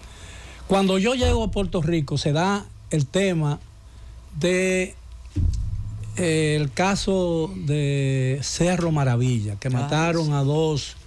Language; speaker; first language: Spanish; native; Spanish